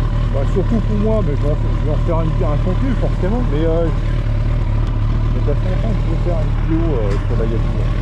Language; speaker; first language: French; native; French